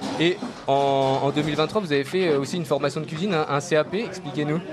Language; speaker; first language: French; native; French